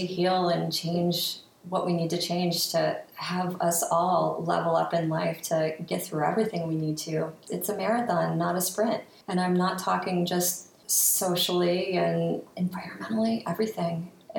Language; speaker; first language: English; native; English